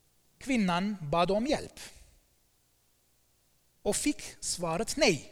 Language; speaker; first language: Swedish; non-native, fluent; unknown